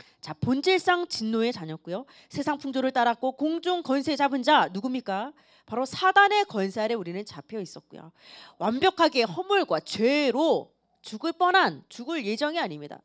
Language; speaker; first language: Korean; native; Korean